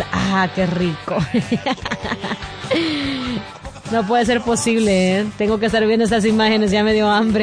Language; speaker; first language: Spanish; native; Spanish